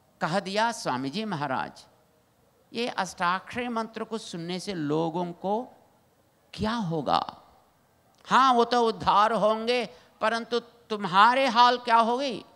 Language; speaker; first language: Hindi; non-native, local second language; Telugu